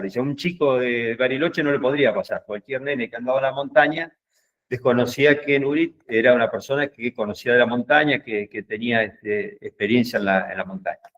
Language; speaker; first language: Spanish; native; Spanish